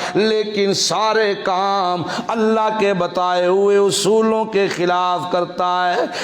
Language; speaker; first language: Urdu; non-native, local second language; Punjabi